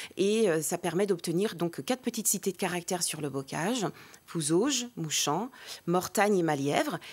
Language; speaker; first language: French; native; French